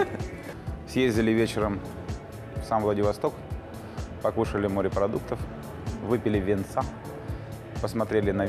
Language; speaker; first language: Russian; native; Russian